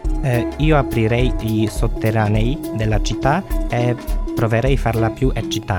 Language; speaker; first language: Italian; non-native, fluent; Polish